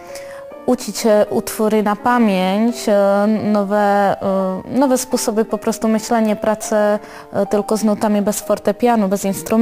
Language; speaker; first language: Polish; non-native, learner; Czech